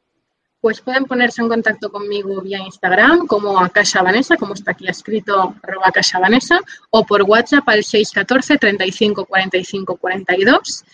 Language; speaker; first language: Spanish; native; Spanish